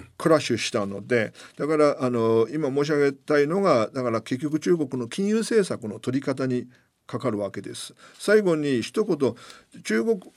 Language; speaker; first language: Japanese; non-native, fluent; Chinese